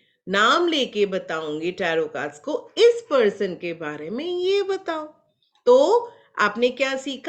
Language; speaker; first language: Hindi; native; Hindi